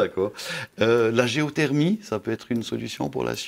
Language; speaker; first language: French; native; French